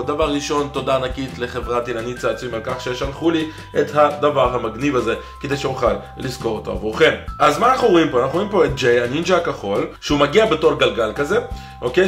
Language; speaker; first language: Hebrew; native; Hebrew